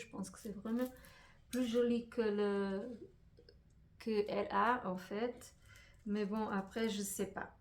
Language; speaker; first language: French; non-native, fluent; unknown